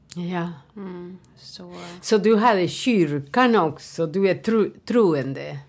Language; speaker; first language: Swedish; non-native, fluent; Spanish